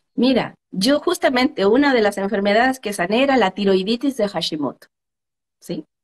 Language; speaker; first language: Spanish; native; Spanish